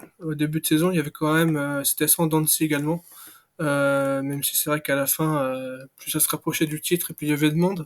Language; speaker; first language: French; native; French